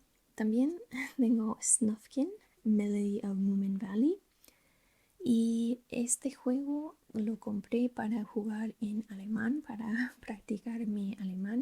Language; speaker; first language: Spanish; non-native, learner; English